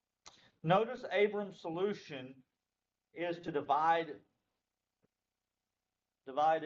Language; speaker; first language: English; native; English